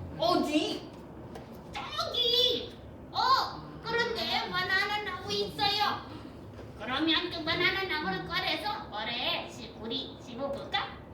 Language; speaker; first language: Korean; non-native, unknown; Filipino